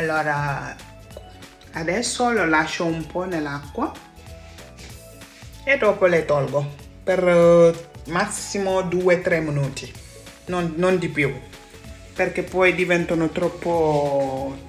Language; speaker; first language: Italian; non-native, fluent; Wolof